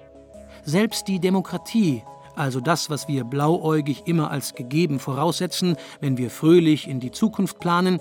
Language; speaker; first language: German; native; German